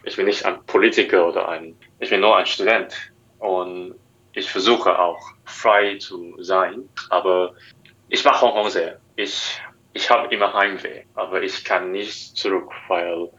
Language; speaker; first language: German; non-native, learner; Cantonese